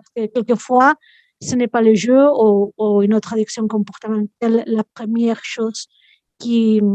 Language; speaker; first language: French; non-native, fluent; Spanish